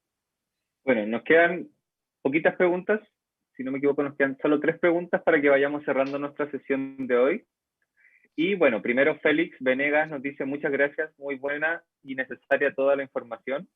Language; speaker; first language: Spanish; native; Spanish